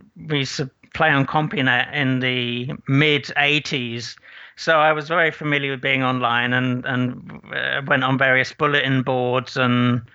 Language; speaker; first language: English; native; English